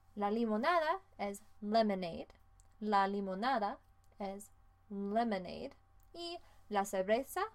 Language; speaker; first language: Spanish; non-native, fluent; English